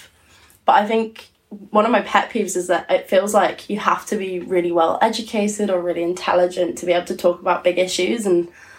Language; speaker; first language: English; native; English